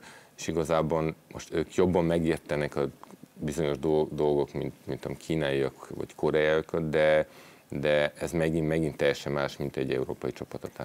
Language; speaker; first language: Hungarian; non-native, fluent; Serbian